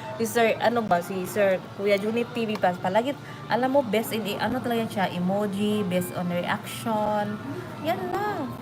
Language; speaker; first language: Filipino; non-native, local second language; Waray